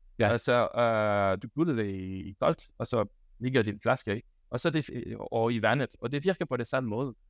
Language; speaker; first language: Danish; non-native, fluent; French